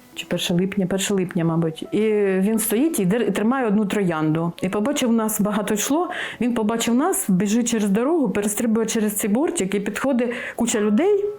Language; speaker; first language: Ukrainian; non-native, local second language; Russian